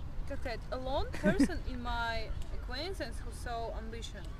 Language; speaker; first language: English; non-native, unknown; Russian